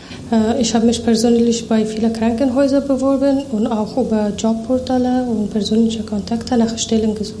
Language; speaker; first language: German; non-native, fluent; Persian